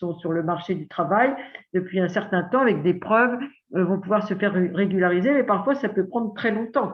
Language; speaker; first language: French; native; French